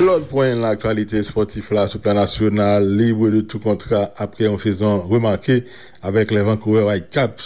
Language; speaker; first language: French; non-native, local second language; Haitian Creole